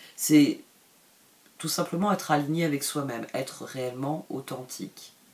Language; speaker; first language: French; native; French